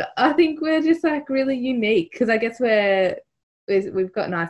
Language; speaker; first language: English; native; English